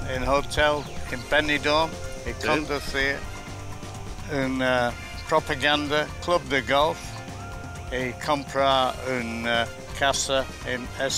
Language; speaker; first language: Spanish; non-native, learner; English